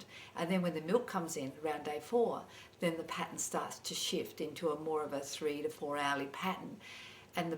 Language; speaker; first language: English; native; English